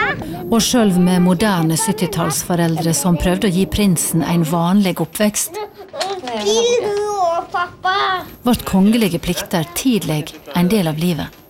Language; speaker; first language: Norwegian; native; Norwegian